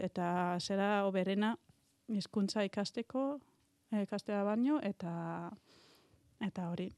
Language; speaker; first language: Basque; non-native, learner; German